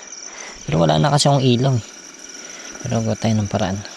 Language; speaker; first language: Filipino; native; Filipino